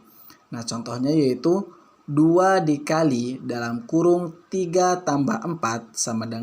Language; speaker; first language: Indonesian; native; Indonesian